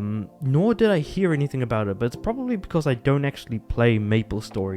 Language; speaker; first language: English; native; English